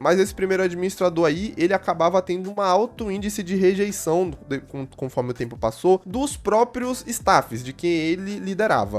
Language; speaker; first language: Portuguese; native; Portuguese